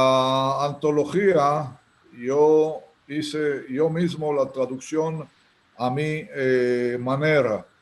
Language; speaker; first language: Spanish; non-native, fluent; Hebrew